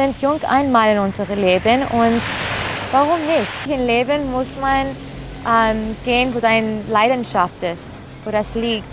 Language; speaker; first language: German; non-native, learner; Spanish